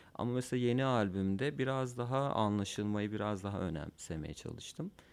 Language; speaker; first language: Turkish; non-native, local second language; Kurdish